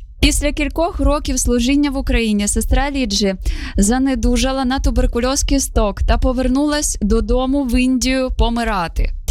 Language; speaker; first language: Ukrainian; native; Ukrainian